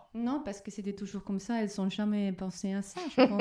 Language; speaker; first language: French; non-native, learner; German